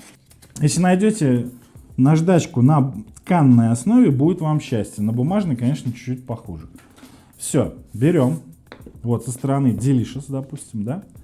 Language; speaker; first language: Russian; native; Russian